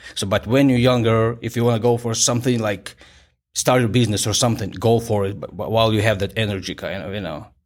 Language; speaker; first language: English; non-native, fluent; Ukrainian